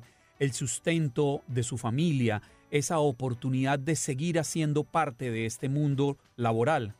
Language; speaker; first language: Spanish; native; Spanish